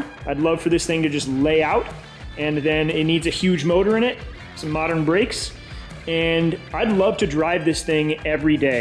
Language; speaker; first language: English; native; English